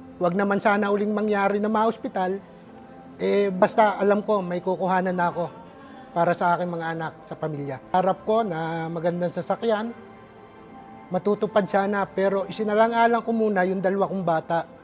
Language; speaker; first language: Filipino; native; Filipino